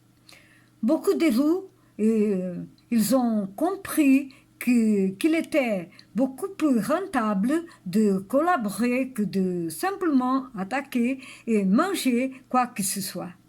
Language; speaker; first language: French; non-native, learner; Portuguese